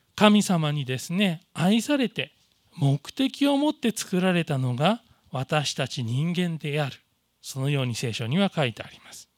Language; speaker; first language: Japanese; native; Japanese